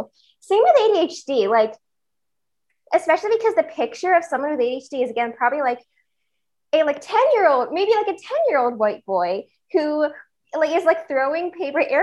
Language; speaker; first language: English; native; English